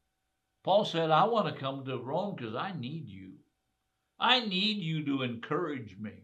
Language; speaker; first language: English; native; English